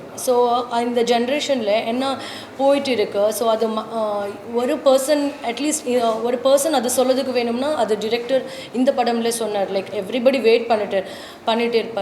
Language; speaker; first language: Tamil; non-native, learner; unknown